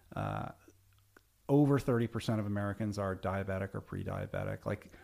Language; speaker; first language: English; native; English